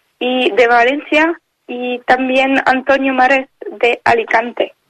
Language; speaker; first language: Spanish; non-native, fluent; French